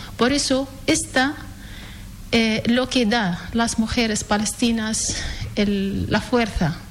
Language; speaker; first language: Spanish; non-native, learner; Arabic